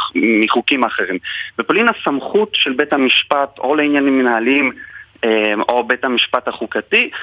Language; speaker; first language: Hebrew; non-native, fluent; Polish